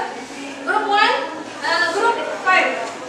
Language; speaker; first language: English; non-native, fluent; Indonesian